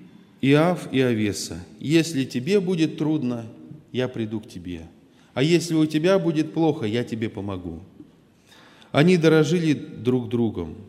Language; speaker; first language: Russian; native; Russian